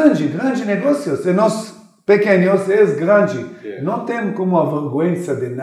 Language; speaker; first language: Portuguese; non-native, learner; Hebrew